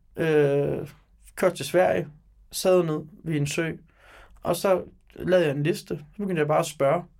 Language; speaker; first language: Danish; early bilingual, other home language; Turkish